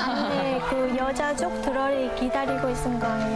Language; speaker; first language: Korean; non-native, fluent; Vietnamese